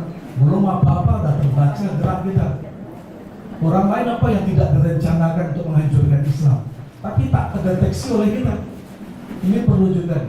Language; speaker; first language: Indonesian; native; Indonesian